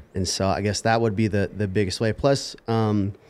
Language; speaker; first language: English; native; English